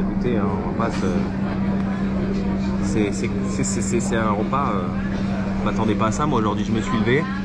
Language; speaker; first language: French; native; French